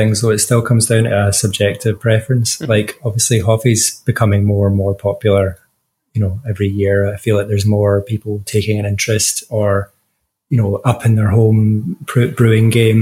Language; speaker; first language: English; native; English